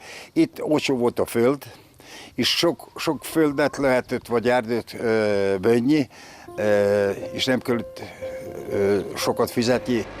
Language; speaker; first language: Hungarian; early bilingual, heritage; Hungarian